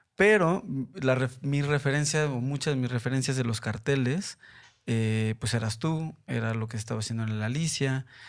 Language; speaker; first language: Spanish; native; Spanish